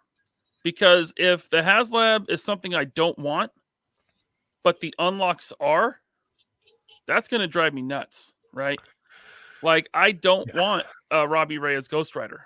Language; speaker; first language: English; native; English